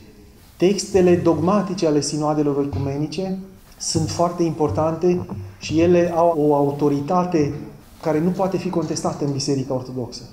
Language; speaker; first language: Romanian; native; Romanian